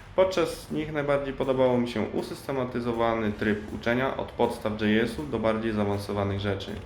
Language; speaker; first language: Polish; native; Polish